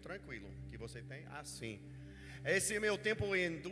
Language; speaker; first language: Portuguese; non-native, learner; English